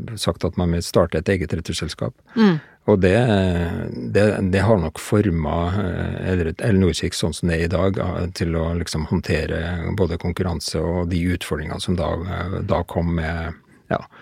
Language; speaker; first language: Norwegian; native; Norwegian